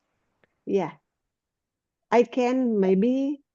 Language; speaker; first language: English; non-native, learner; Indonesian